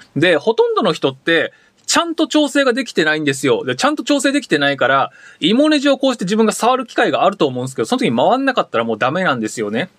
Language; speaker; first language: Japanese; native; Japanese